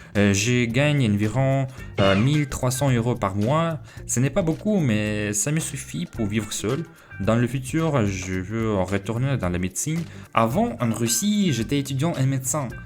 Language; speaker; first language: French; non-native, fluent; Russian